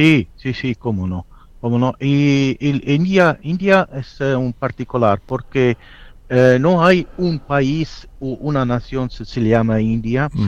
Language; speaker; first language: Spanish; non-native, fluent; Italian